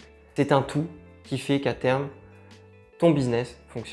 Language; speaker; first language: French; native; French